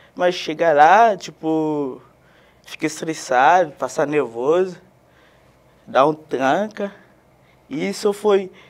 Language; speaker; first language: Portuguese; non-native, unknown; Haitian Creole